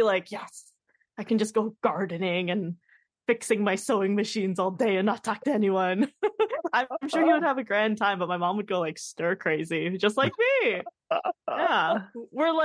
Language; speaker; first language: English; native; English